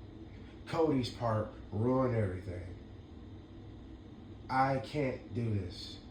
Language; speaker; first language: English; native; English